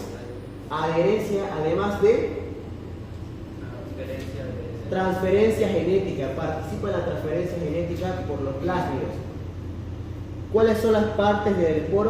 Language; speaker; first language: Spanish; native; Spanish